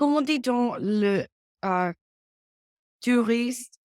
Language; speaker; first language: French; non-native, learner; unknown